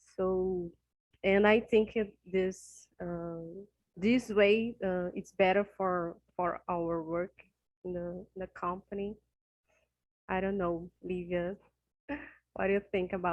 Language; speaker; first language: English; non-native, learner; Portuguese